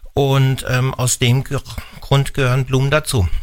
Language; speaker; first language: German; native; German